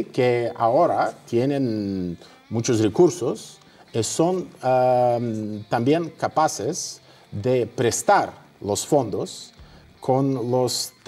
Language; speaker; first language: Spanish; non-native, fluent; Russian